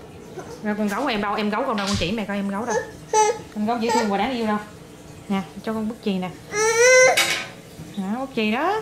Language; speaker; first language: Vietnamese; native; Vietnamese